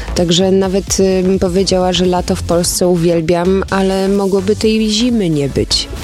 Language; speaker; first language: Polish; early bilingual, heritage; Polish